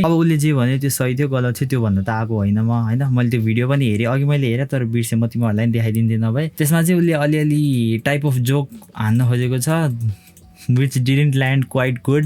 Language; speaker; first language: Nepali; native; Nepali